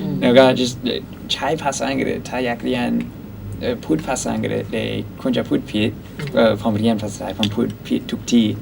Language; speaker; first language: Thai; non-native, learner; English